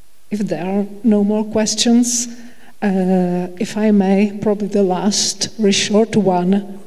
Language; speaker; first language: English; non-native, fluent; Czech